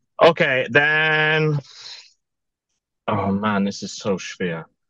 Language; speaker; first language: German; non-native, learner; English